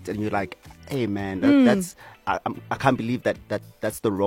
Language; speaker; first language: English; non-native, local second language; Xhosa